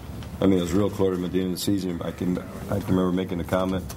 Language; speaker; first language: English; native; English